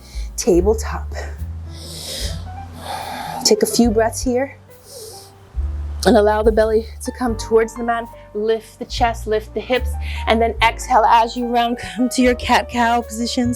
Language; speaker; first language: English; native; English